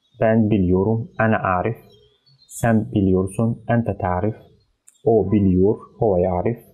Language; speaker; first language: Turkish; non-native, fluent; Arabic